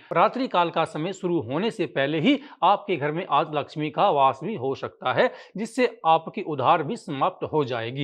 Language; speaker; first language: Hindi; native; Hindi